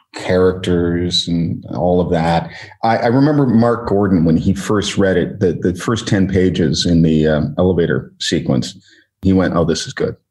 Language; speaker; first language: English; native; English